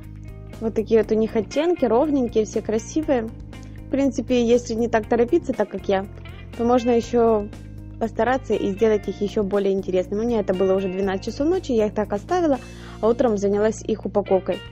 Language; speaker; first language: Russian; native; Russian